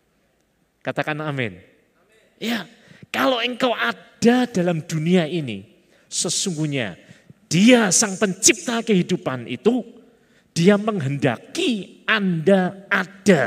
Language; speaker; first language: Indonesian; native; Indonesian